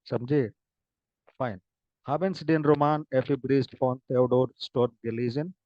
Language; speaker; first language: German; non-native, fluent; Hindi